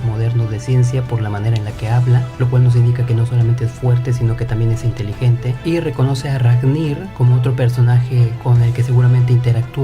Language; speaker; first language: Spanish; native; Spanish